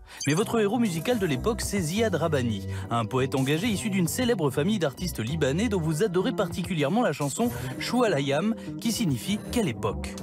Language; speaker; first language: French; native; French